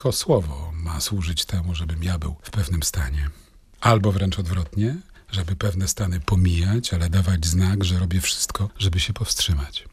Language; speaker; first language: Polish; native; Polish